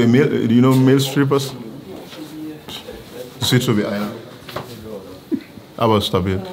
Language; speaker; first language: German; non-native, learner; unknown